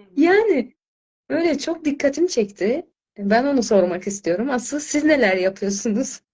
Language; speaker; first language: Turkish; non-native, fluent; Azerbaijani